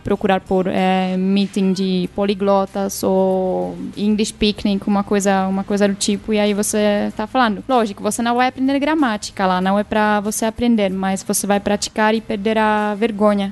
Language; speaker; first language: Portuguese; non-native, fluent; Czech